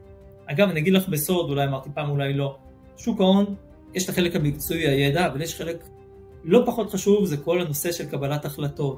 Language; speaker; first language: Hebrew; native; Hebrew